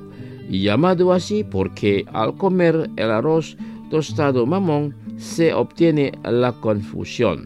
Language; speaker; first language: Spanish; non-native, fluent; Indonesian